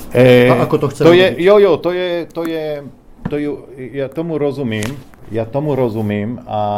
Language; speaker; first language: Czech; non-native, learner; Hebrew